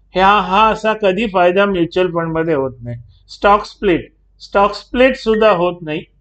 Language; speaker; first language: Marathi; native; Marathi